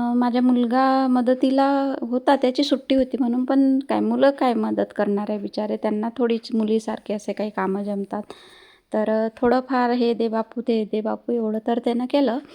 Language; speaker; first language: Marathi; non-native, local second language; Hindi